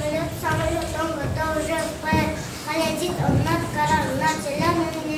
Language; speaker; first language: Russian; non-native, learner; Kyrgyz